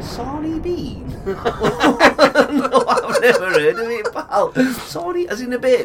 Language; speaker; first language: English; native; English